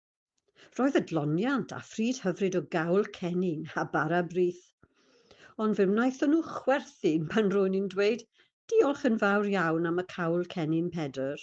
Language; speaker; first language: Welsh; non-native, fluent; English